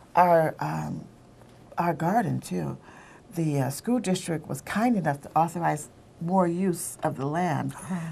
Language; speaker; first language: English; native; English